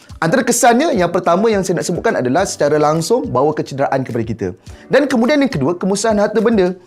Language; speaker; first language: Malay; native; Malay